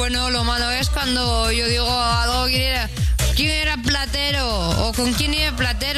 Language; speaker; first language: Spanish; native; Spanish